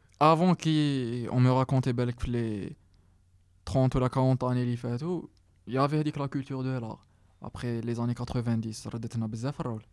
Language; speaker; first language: French; non-native, local second language; Arabic